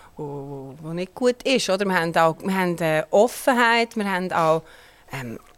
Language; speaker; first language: German; native; German